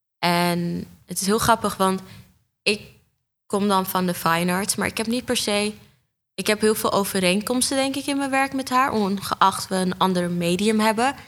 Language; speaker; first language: Dutch; native; Dutch